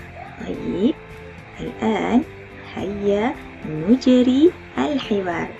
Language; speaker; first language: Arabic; non-native, fluent; Malay